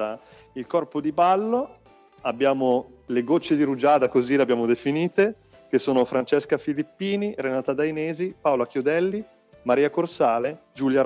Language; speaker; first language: Italian; native; Italian